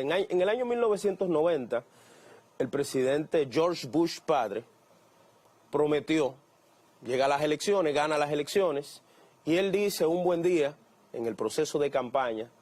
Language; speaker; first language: Spanish; native; Spanish